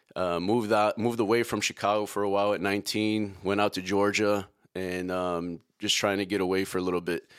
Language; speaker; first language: English; native; English